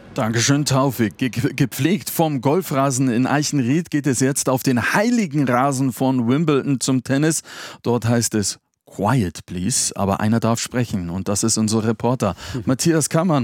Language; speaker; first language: German; native; German